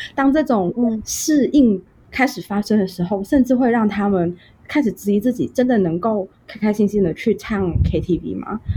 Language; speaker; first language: Chinese; non-native, local second language; Cantonese